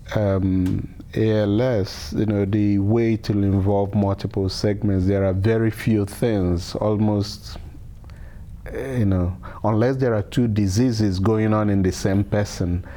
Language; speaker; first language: English; non-native, local second language; Igbo